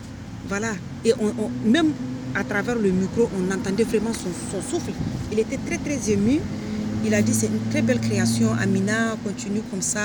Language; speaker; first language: French; non-native, local second language; Hausa